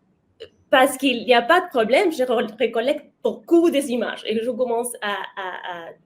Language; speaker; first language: French; non-native, learner; Spanish